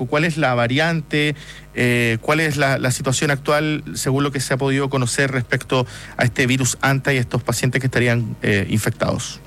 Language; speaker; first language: Spanish; native; Spanish